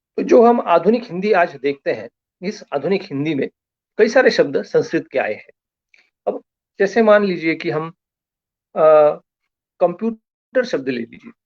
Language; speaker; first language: Hindi; non-native, local second language; Marathi